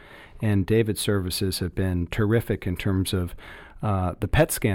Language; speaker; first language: English; native; English